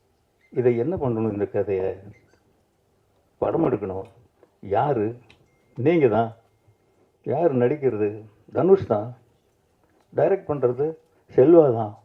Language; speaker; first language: Tamil; native; Tamil